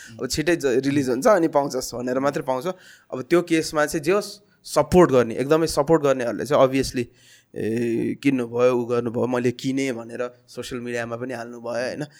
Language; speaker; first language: Nepali; native; Nepali